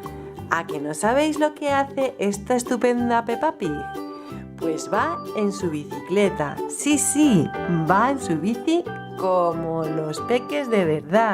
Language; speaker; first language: Spanish; native; Spanish